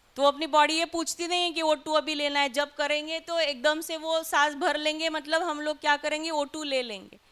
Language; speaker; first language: Hindi; non-native, local second language; Marathi